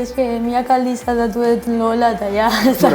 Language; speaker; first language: Basque; non-native, local second language; Spanish